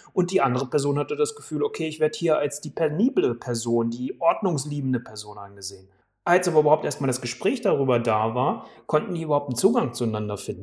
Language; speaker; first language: German; native; German